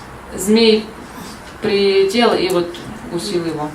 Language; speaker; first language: Russian; native; Russian